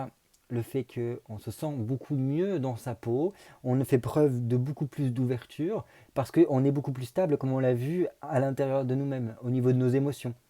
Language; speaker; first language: French; native; French